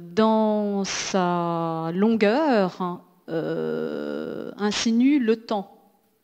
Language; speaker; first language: French; native; French